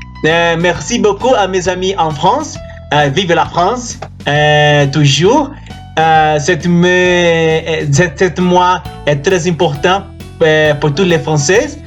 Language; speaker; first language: French; non-native, learner; Spanish